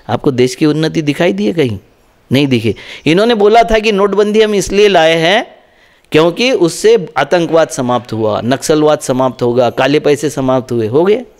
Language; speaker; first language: Hindi; non-native, local second language; Marathi